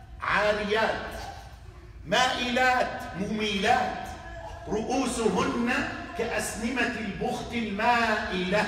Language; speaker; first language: Arabic; native; Arabic